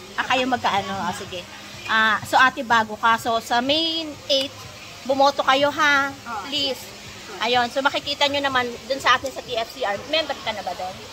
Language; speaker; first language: Filipino; native; Filipino